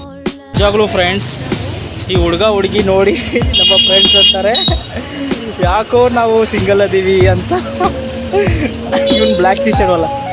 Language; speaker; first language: Kannada; early bilingual, heritage; Kannada